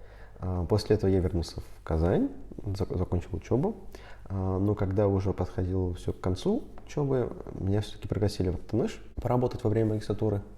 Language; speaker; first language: Russian; non-native, local second language; Tatar